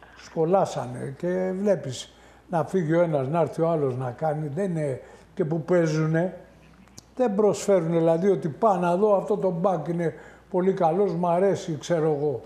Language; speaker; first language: Greek; native; Greek